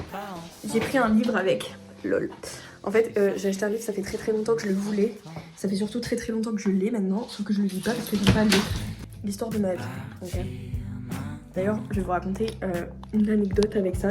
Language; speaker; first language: French; native; French